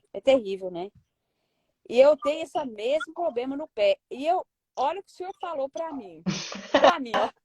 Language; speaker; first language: Portuguese; native; Portuguese